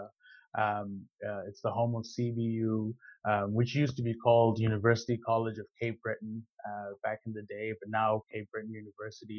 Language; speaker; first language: English; non-native, local second language; Shona